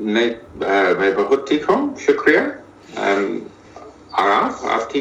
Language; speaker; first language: Hindi; non-native, learner; English